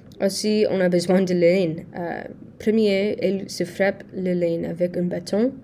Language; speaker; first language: French; non-native, learner; English